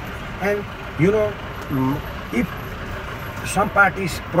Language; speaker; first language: English; non-native, local second language; Nepali